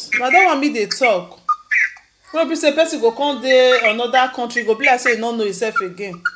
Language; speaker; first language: Nigerian Pidgin; non-native, local second language; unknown